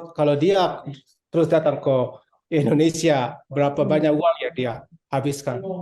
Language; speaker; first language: Indonesian; non-native, local second language; Balinese